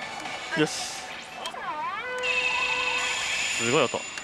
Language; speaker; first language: Japanese; native; Japanese